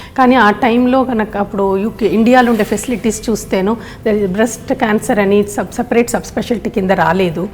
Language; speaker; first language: Telugu; native; Telugu